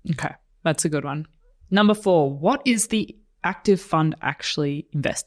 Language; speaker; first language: English; native; English